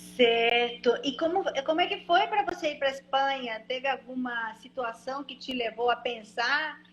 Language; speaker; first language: Portuguese; native; Portuguese